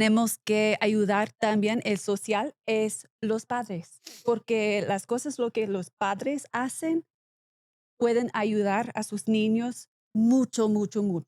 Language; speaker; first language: Spanish; non-native, learner; English